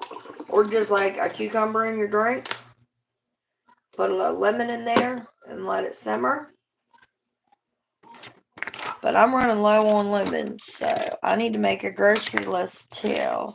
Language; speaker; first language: English; native; English